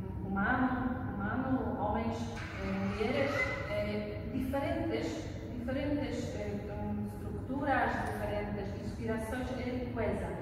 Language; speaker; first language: Portuguese; non-native, learner; Polish